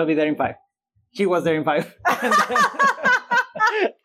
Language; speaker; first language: English; non-native, fluent; Spanish